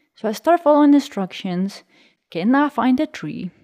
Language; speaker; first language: English; early bilingual, other home language; Spanish